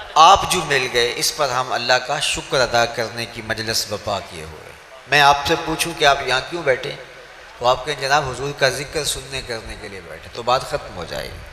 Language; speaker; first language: Urdu; non-native, local second language; Punjabi